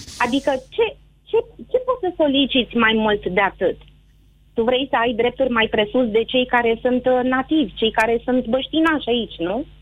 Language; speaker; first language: Romanian; native; Romanian